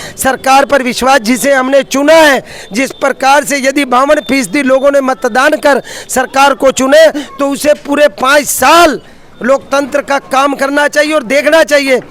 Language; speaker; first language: Hindi; native; Hindi